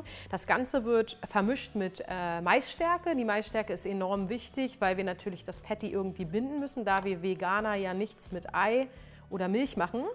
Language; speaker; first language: German; native; German